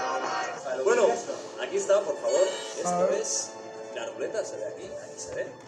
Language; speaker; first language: Spanish; native; Spanish